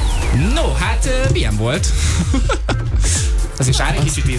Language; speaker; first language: Hungarian; native; Hungarian